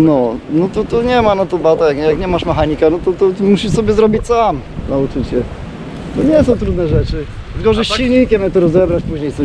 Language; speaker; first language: Polish; native; Polish